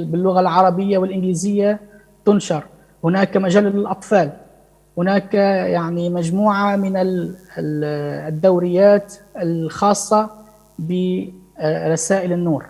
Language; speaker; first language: Arabic; native; Arabic